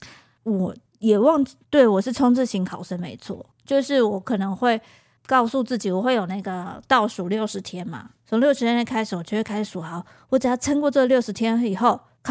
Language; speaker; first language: Chinese; native; Chinese